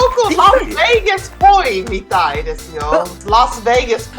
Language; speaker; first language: Japanese; non-native, learner; English